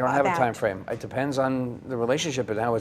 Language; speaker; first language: English; native; English